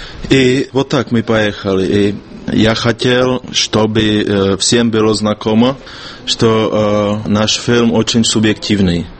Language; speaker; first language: Russian; non-native, fluent; Czech